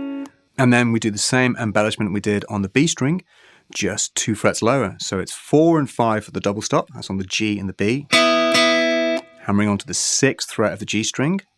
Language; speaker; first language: English; native; English